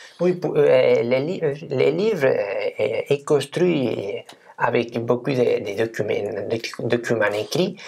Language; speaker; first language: French; non-native, fluent; Spanish